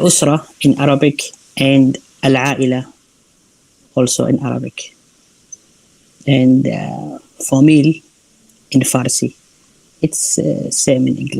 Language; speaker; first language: English; non-native, learner; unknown